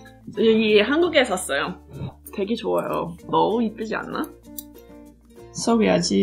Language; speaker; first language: Korean; non-native, fluent; English